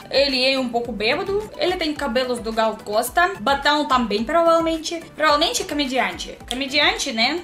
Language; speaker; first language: Portuguese; non-native, learner; Russian